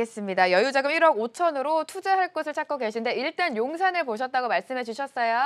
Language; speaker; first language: Korean; native; Korean